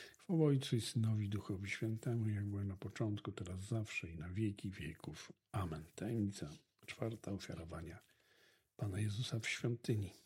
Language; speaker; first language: Polish; native; Polish